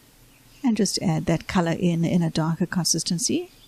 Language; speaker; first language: English; native; English